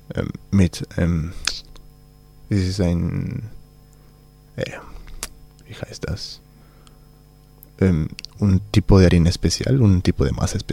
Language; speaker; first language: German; non-native, learner; Spanish